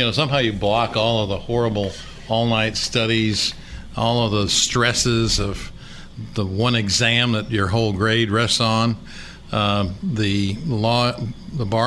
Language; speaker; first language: English; native; English